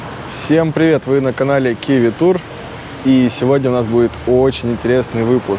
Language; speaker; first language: Russian; native; Russian